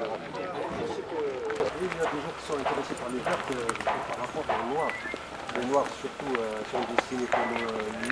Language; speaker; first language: French; non-native, local second language; Arabic